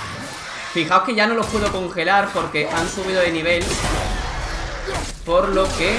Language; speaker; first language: Spanish; native; Spanish